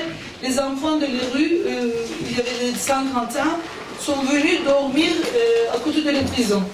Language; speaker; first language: French; non-native, fluent; Turkish